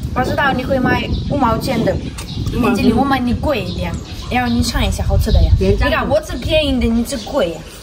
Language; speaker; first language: Chinese; non-native, learner; Ukrainian